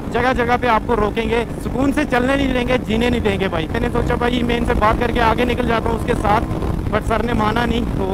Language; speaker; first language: Hindi; native; Hindi